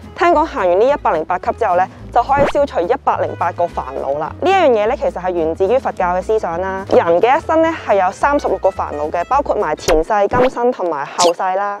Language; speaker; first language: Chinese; non-native, local second language; Cantonese